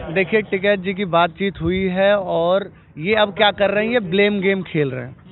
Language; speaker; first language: Hindi; native; Hindi